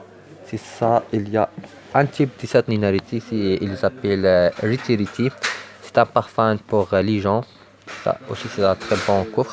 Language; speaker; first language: French; non-native, learner; Arabic